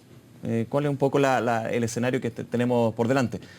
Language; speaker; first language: Spanish; native; Spanish